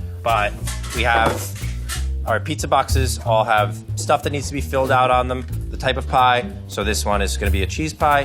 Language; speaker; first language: English; native; English